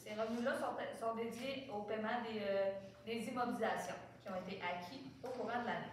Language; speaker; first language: French; native; French